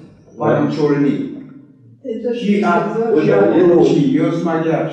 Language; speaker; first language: Romanian; non-native, local second language; Hungarian